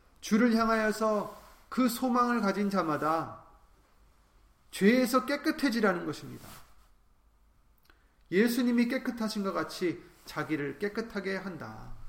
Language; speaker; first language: Korean; native; Korean